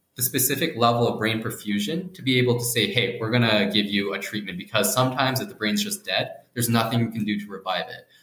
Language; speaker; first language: English; native; English